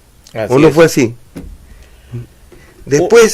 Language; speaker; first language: Spanish; native; Spanish